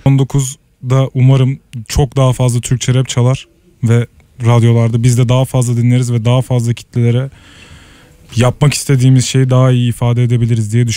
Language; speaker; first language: Turkish; native; Turkish